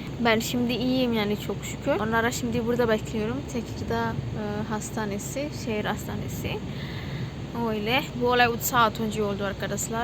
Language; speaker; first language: Turkish; non-native, learner; Indonesian